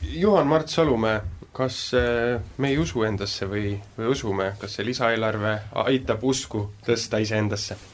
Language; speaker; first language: Estonian; native; Estonian